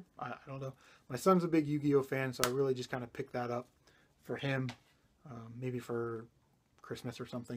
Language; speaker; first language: English; native; English